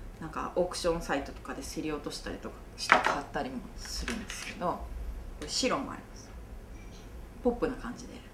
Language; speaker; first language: Japanese; native; Japanese